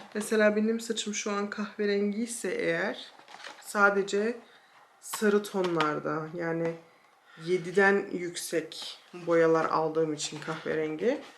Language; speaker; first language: Turkish; early bilingual, heritage; Turkish